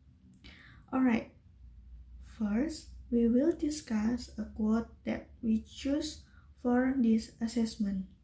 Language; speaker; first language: English; non-native, learner; Indonesian